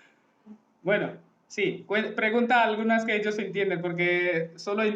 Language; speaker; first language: Spanish; non-native, learner; Hindi